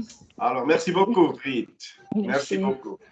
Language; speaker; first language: French; non-native, local second language; German